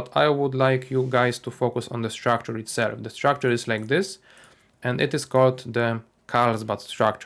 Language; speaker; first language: English; non-native, fluent; Polish